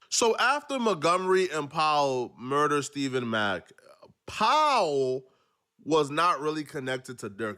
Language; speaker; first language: English; native; English